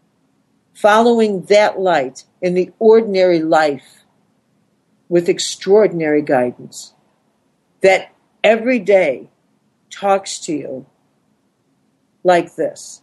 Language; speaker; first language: English; native; English